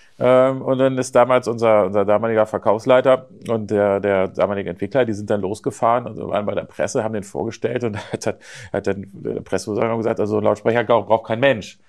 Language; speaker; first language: German; native; German